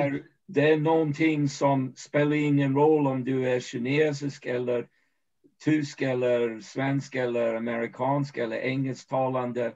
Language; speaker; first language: Swedish; non-native, fluent; English